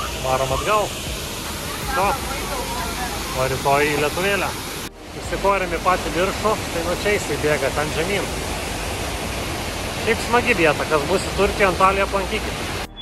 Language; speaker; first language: Lithuanian; native; Lithuanian